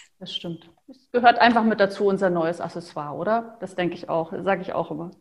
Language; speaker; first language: German; native; German